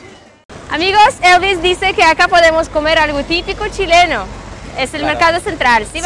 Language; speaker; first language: Spanish; non-native, fluent; Russian